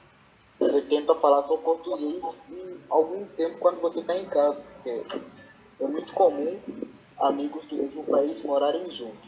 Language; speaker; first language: Portuguese; non-native, fluent; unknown